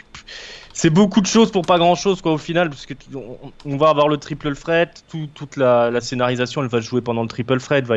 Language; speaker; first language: French; native; French